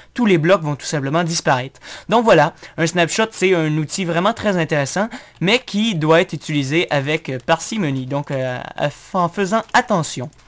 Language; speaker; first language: French; native; French